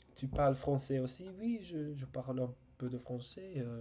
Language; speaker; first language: French; non-native, learner; English